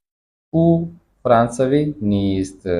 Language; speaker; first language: Persian; non-native, fluent; Urdu